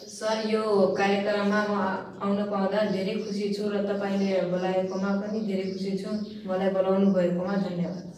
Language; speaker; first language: Nepali; non-native, local second language; Dangaura Tharu